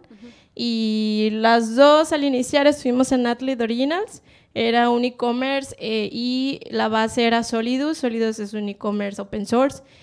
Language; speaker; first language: Spanish; native; Spanish